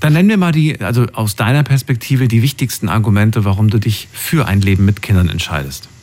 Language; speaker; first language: German; native; German